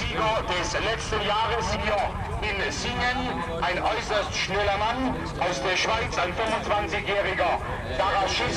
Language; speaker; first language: German; native; German